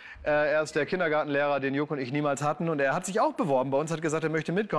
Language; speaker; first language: German; native; German